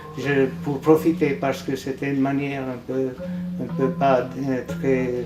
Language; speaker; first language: French; non-native, fluent; Albanian